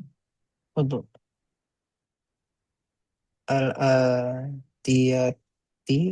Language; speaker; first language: Arabic; non-native, learner; Indonesian